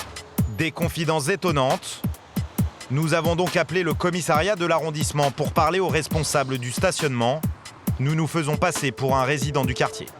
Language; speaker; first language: French; native; French